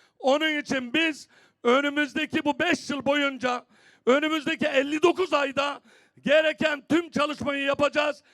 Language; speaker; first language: Turkish; native; Turkish